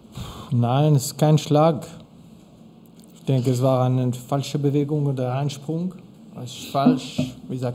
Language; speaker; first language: German; non-native, local second language; French